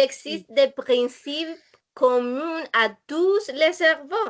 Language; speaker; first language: French; non-native, learner; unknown